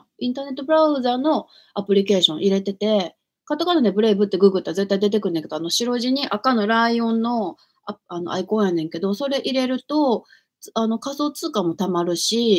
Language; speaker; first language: Japanese; native; Japanese